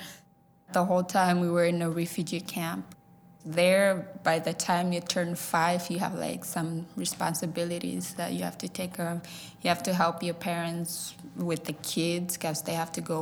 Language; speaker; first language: English; early bilingual, other home language; Somali